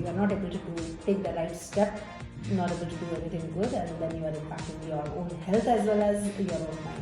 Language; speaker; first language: English; non-native, local second language; Hindi